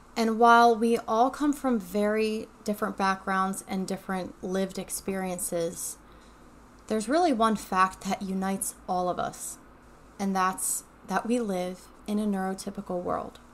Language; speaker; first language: English; native; English